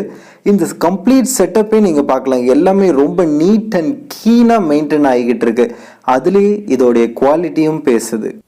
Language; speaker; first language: Tamil; native; Tamil